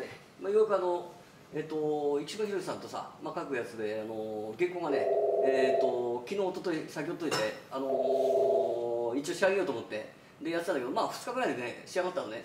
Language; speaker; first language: Japanese; native; Japanese